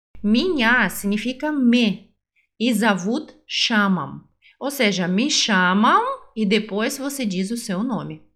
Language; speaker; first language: Portuguese; non-native, fluent; Russian